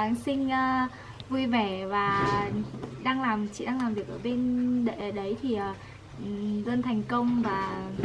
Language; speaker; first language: Vietnamese; non-native, local second language; Hmong